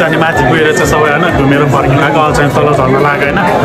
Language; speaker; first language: Nepali; native; Nepali